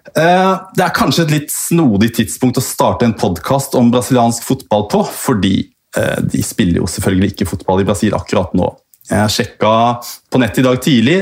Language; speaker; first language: Norwegian; native; Norwegian